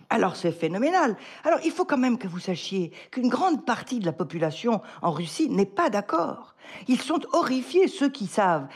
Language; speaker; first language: French; native; French